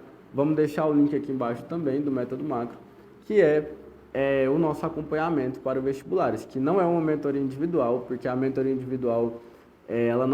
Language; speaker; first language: Portuguese; native; Portuguese